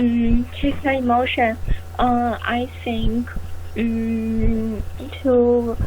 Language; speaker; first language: English; non-native, learner; Chinese